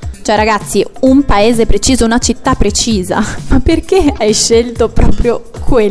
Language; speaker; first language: Italian; native; Italian